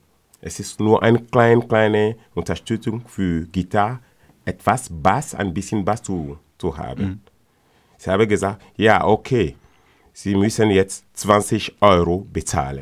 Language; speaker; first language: German; non-native, learner; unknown